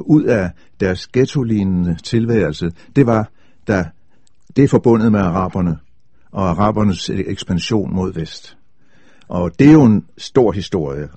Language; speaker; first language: Danish; native; Danish